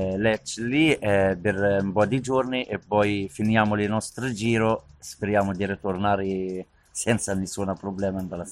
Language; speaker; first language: Italian; non-native, learner; Arabic